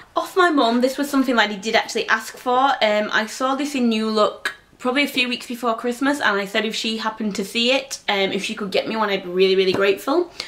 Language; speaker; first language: English; native; English